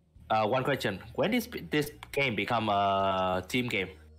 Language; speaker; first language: English; non-native, learner; Vietnamese